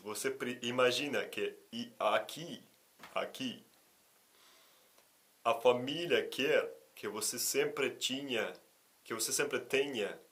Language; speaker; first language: Portuguese; non-native, fluent; Russian